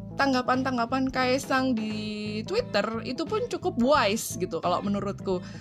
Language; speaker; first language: Indonesian; native; Indonesian